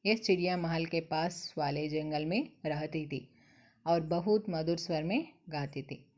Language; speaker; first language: Hindi; non-native, local second language; Telugu